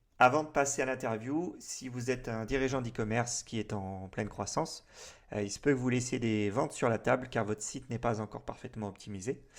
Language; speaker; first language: French; native; French